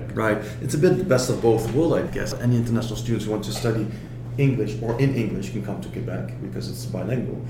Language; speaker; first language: English; non-native, fluent; Dutch